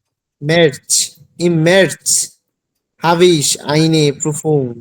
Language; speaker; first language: German; non-native, learner; Bangla